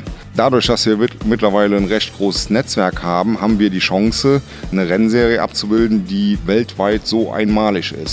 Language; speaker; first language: German; native; German